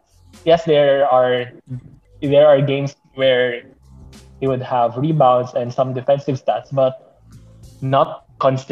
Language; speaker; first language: English; non-native, local second language; Bikol